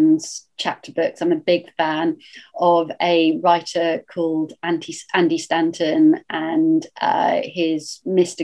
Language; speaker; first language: English; native; English